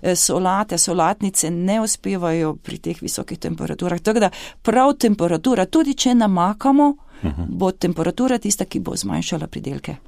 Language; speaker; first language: Slovenian; native; Slovenian